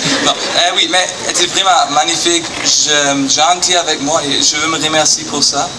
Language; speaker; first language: French; non-native, learner; German